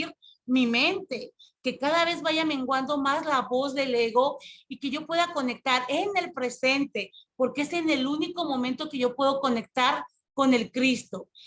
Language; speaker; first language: Spanish; native; Spanish